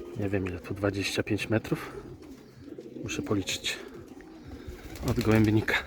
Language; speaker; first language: Polish; native; Polish